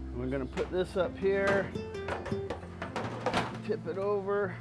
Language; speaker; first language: English; native; English